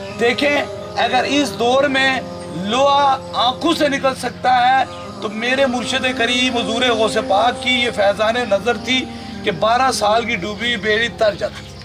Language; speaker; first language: Urdu; non-native, local second language; Punjabi